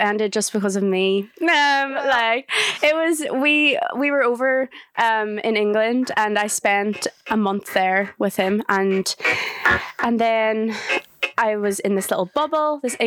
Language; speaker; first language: English; native; English